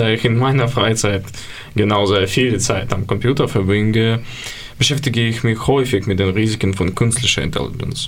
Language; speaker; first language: German; non-native, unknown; Ukrainian